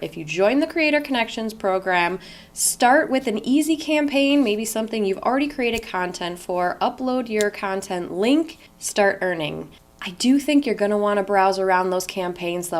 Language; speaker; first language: English; native; English